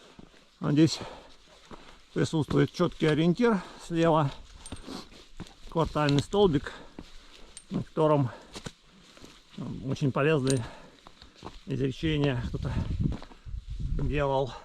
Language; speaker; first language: Russian; native; Russian